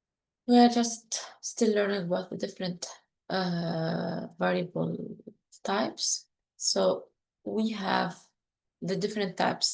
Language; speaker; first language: English; non-native, fluent; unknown